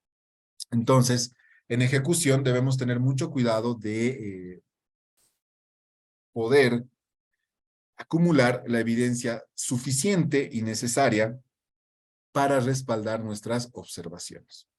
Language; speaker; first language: Spanish; native; Spanish